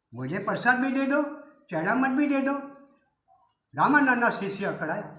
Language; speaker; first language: Hindi; non-native, local second language; Gujarati